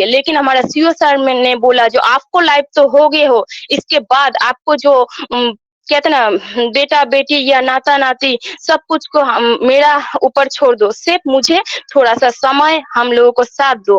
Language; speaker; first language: Hindi; non-native, local second language; Bangla